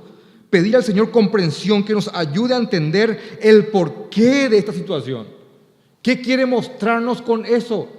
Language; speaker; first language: Spanish; native; Spanish